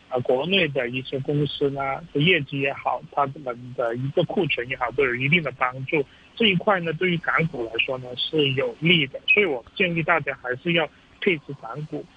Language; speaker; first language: Chinese; native; Chinese